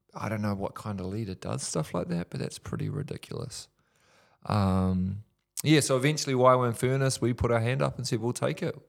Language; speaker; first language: English; native; English